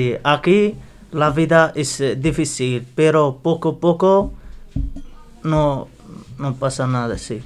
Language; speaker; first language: Spanish; non-native, learner; Arabic